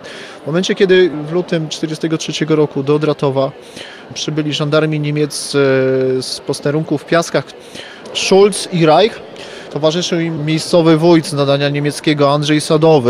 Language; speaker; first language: Polish; native; Polish